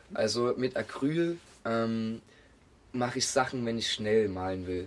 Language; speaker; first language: German; native; German